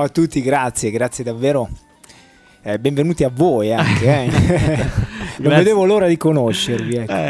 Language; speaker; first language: Italian; native; Italian